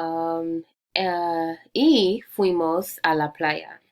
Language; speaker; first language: Spanish; non-native, learner; English